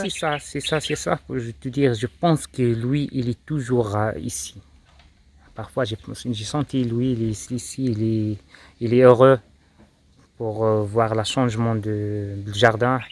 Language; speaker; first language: French; non-native, local second language; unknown